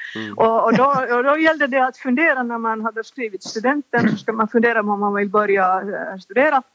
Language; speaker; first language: Swedish; native; Swedish